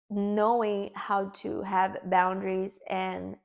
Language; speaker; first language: English; non-native, fluent; Portuguese